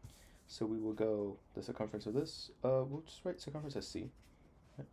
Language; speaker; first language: English; native; English